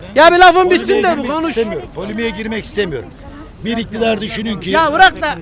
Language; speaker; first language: Turkish; native; Turkish